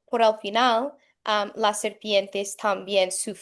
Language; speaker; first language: Spanish; non-native, fluent; English